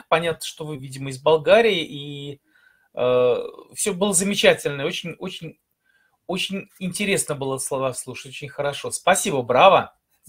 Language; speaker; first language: Russian; native; Russian